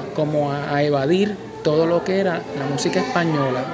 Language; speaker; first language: Spanish; native; Spanish